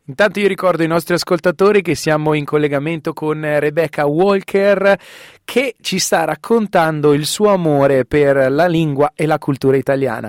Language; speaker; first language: Italian; native; Italian